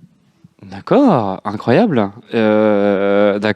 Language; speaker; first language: French; native; French